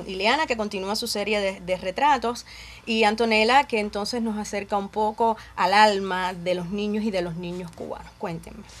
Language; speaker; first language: Spanish; native; Spanish